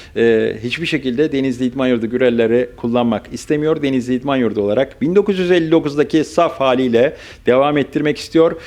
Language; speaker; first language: Turkish; native; Turkish